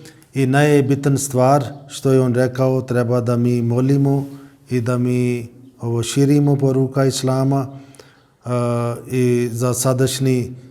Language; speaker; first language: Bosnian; non-native, fluent; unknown